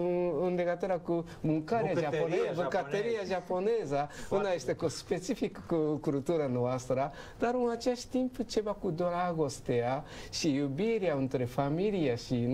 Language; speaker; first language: Romanian; non-native, learner; Japanese